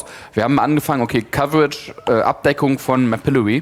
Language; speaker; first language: German; native; German